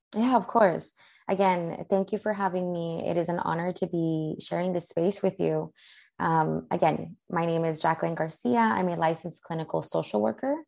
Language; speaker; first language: English; early bilingual, other home language; Spanish